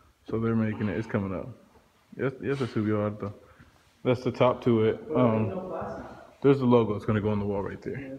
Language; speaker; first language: English; native; English